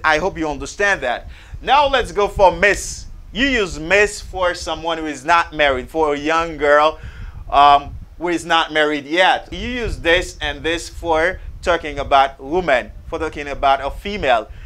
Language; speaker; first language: English; non-native, fluent; Haitian Creole